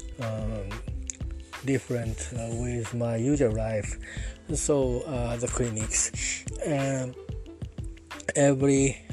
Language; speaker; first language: English; non-native, learner; Japanese